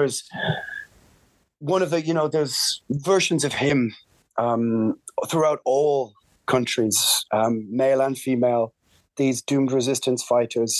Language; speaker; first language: English; native; English